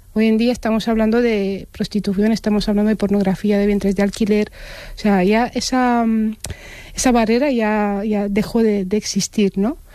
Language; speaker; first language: Spanish; non-native, fluent; Romanian